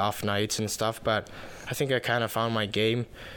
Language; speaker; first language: English; non-native, fluent; Finnish